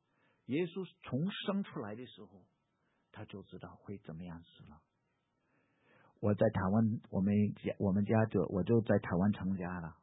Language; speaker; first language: Chinese; non-native, fluent; English